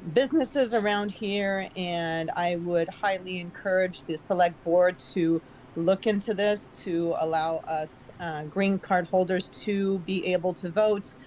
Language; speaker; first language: English; native; English